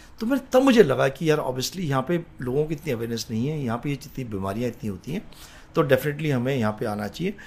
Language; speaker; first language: Hindi; native; Hindi